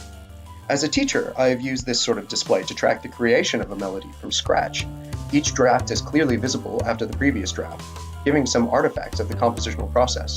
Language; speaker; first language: English; native; English